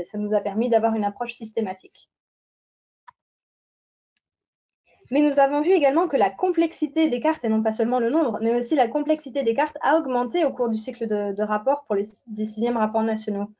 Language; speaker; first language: French; native; French